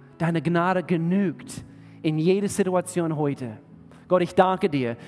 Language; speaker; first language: German; non-native, fluent; English